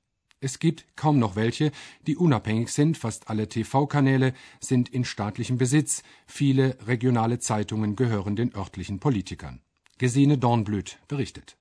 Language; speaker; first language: German; native; German